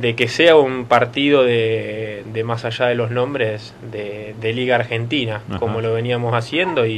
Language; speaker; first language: Spanish; native; Spanish